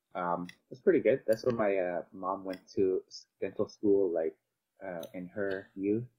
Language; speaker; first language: English; native; English